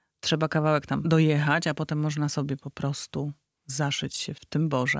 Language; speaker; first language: Polish; native; Polish